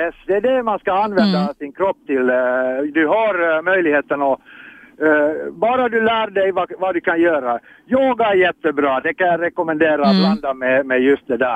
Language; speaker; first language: Swedish; non-native, fluent; Finnish